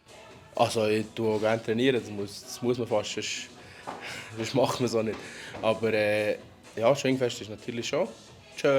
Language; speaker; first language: German; native; German